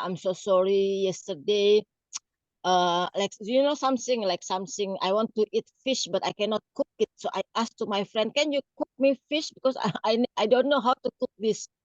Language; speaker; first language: English; non-native, learner; Indonesian